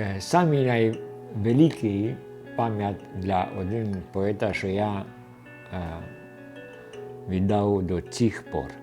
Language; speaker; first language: Ukrainian; early bilingual, heritage; Ukrainian